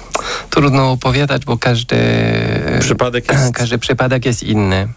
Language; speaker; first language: Polish; non-native, fluent; French